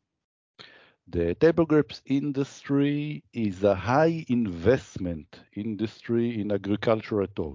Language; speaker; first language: English; non-native, fluent; Hebrew